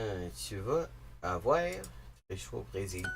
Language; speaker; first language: French; non-native, learner; English